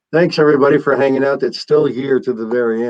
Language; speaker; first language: English; native; English